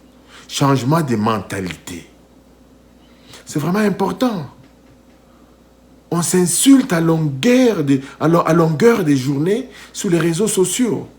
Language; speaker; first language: French; non-native, local second language; Lingala